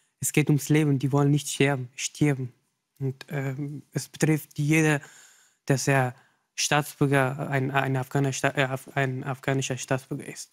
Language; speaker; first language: German; non-native, learner; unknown